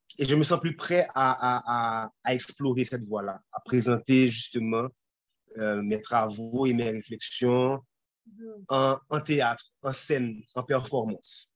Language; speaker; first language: French; non-native, local second language; Haitian Creole